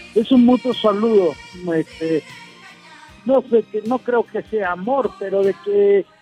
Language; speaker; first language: Spanish; native; Spanish